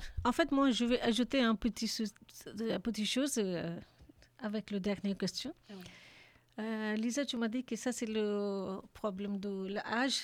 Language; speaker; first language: French; non-native, learner; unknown